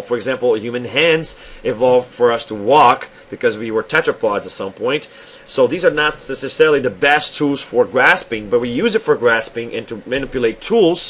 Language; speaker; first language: English; non-native, fluent; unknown